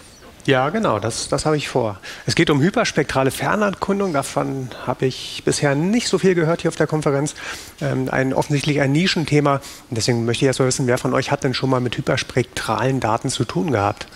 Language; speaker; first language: German; native; German